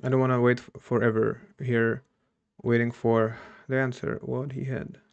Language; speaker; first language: English; non-native, fluent; Czech